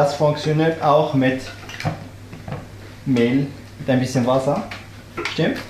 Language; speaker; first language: German; non-native, learner; French